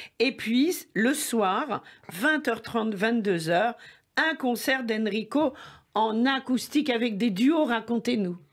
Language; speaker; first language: French; native; French